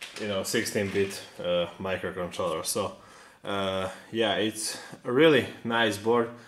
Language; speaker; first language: English; non-native, fluent; Serbian